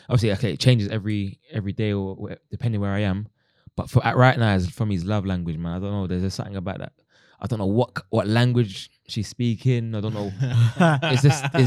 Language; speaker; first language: English; native; English